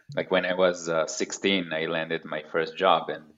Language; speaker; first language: English; non-native, fluent; Hebrew